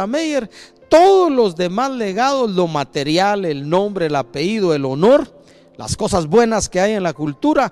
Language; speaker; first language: Spanish; native; Spanish